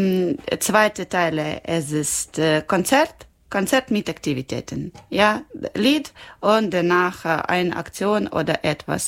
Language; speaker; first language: German; non-native, learner; Ukrainian